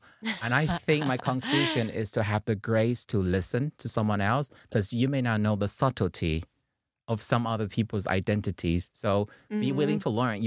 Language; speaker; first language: English; non-native, fluent; Chinese